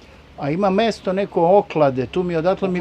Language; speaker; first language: Bosnian; native; Bosnian